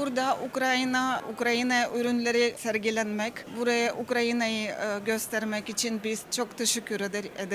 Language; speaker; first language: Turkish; non-native, learner; Ukrainian